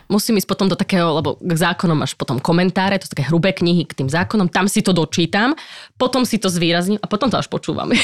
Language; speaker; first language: Slovak; native; Slovak